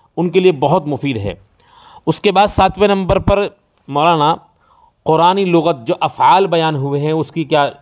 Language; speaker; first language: Urdu; native; Urdu